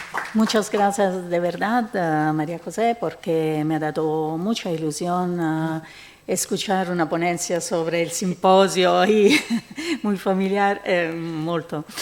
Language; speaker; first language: Spanish; non-native, fluent; Italian